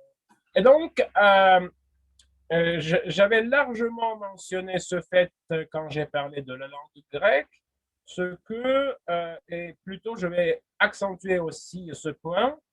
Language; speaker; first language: French; non-native, fluent; Russian